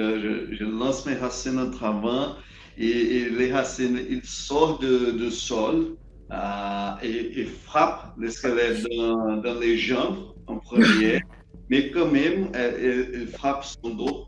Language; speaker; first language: French; non-native, learner; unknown